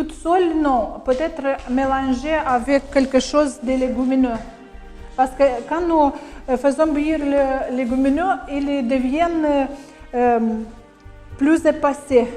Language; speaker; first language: French; non-native, learner; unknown